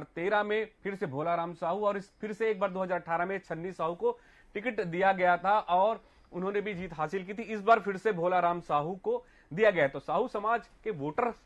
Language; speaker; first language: Hindi; native; Hindi